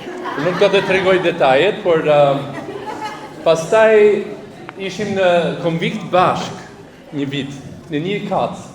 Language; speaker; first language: Albanian; non-native, fluent; English